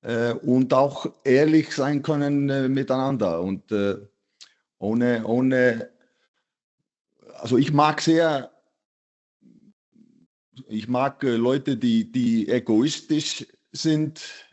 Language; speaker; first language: German; non-native, fluent; Icelandic